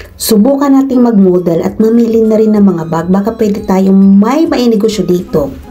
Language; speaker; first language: Filipino; non-native, local second language; Cebuano